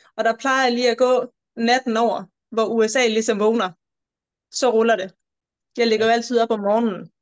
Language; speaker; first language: Danish; native; Danish